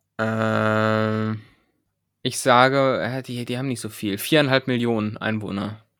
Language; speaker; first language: German; native; German